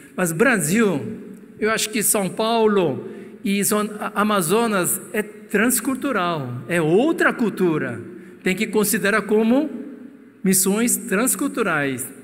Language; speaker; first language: Portuguese; non-native, fluent; Korean